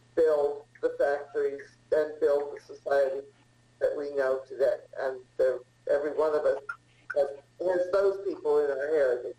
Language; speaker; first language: English; early bilingual, other home language; Italian